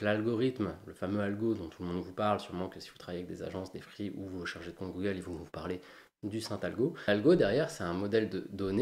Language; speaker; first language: French; native; French